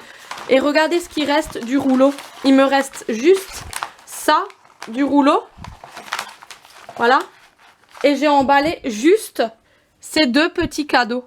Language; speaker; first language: French; native; French